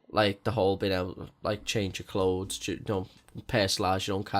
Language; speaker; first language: English; native; English